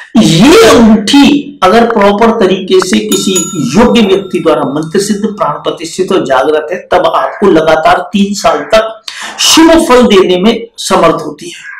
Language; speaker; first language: Hindi; native; Hindi